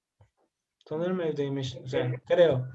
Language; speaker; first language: Turkish; non-native, fluent; Spanish